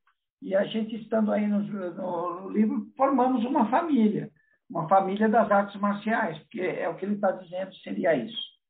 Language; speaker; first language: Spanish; non-native, learner; Portuguese